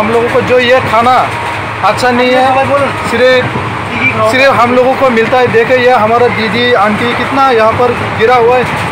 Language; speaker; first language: Hindi; non-native, local second language; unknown